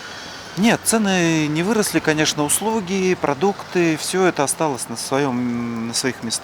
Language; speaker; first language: Russian; native; Russian